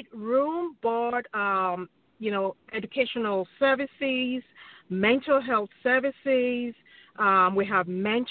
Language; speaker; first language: English; non-native, local second language; Yoruba